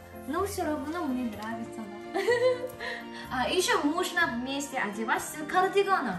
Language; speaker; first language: Russian; non-native, fluent; Korean